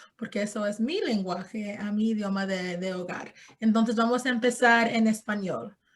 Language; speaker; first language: Spanish; early bilingual, heritage; Spanish